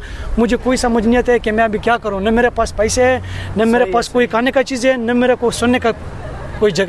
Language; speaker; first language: Hindi; non-native, fluent; Pashto